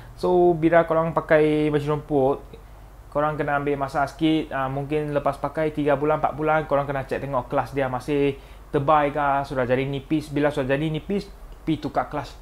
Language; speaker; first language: Malay; non-native, local second language; Chinese